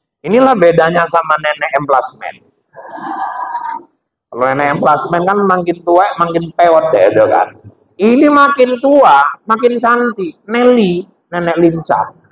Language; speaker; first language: Indonesian; native; Indonesian